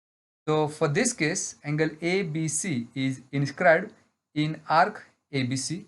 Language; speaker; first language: English; non-native, local second language; Marathi